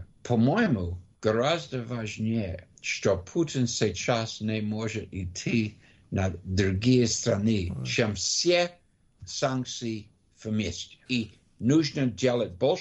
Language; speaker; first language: Russian; non-native, learner; English